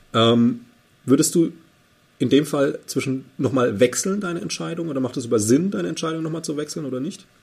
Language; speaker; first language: German; native; German